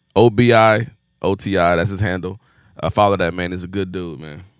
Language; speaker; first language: English; native; English